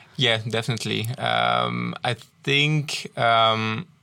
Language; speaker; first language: English; non-native, fluent; French